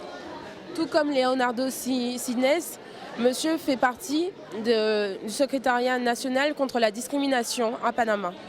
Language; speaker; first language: French; native; French